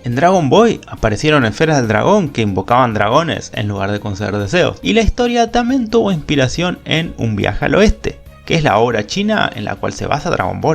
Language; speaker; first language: Spanish; native; Spanish